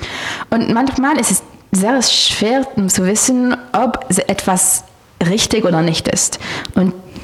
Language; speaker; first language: German; non-native, learner; French